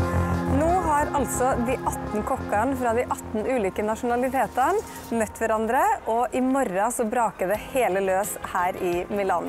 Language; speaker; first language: Norwegian; native; Norwegian